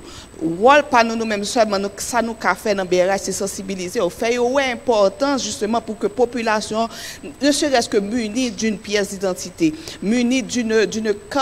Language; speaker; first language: French; non-native, local second language; Haitian Creole